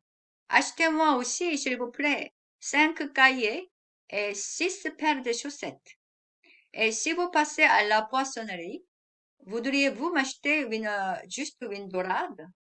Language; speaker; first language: French; non-native, fluent; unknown